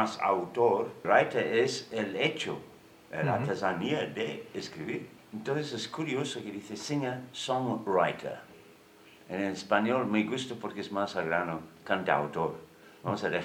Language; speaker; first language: Spanish; non-native, fluent; English